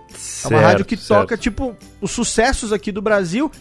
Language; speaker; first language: Portuguese; native; Portuguese